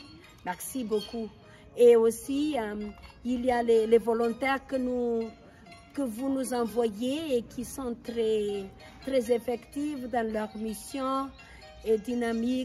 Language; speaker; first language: French; non-native, local second language; Malagasy